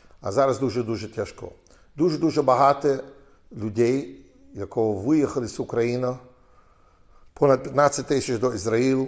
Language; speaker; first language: Ukrainian; non-native, fluent; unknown